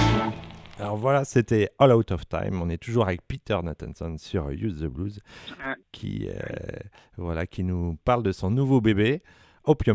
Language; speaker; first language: French; native; French